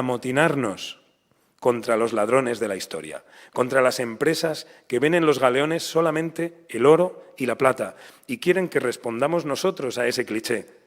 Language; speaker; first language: Spanish; native; Spanish